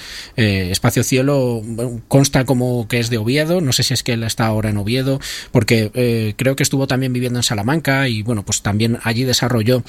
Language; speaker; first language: Spanish; native; Spanish